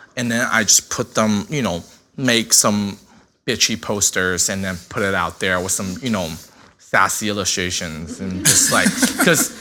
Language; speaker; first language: English; non-native, fluent; Chinese